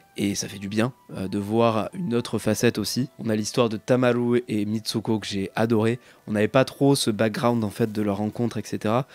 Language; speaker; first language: French; native; French